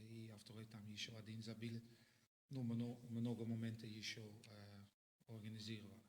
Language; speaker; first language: Russian; non-native, learner; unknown